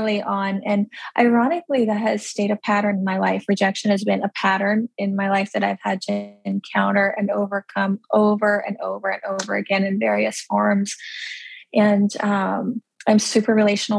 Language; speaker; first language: English; early bilingual, other home language; Pennsylvania German